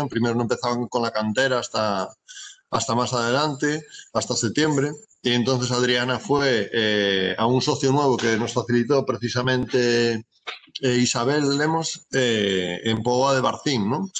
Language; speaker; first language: Spanish; native; Spanish